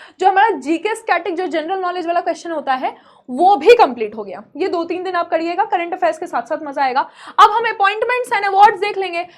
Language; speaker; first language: Hindi; native; Hindi